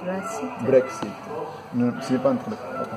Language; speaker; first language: French; non-native, fluent; Spanish